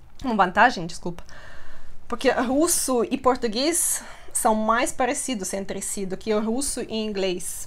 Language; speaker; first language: Portuguese; non-native, fluent; Russian